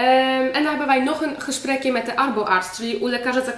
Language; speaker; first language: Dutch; non-native, fluent; Polish